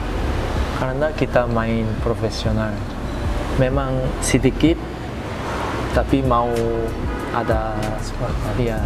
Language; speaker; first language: Indonesian; non-native, fluent; Korean